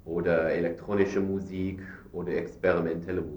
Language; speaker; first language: German; non-native, learner; English